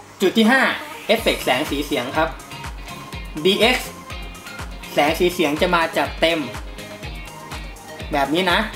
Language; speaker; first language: Thai; native; Thai